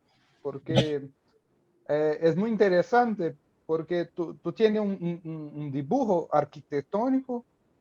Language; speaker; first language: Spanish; non-native, learner; Portuguese